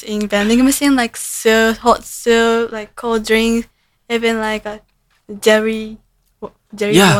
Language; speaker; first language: English; non-native, learner; Japanese